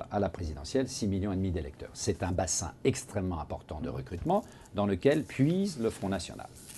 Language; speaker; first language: French; native; French